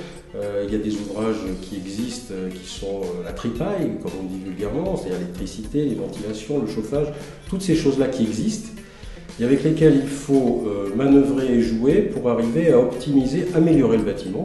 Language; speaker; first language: French; native; French